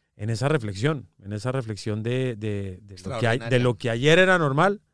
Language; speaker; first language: Spanish; native; Spanish